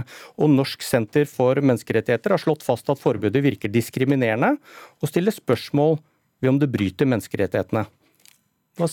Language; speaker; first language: Norwegian; native; Norwegian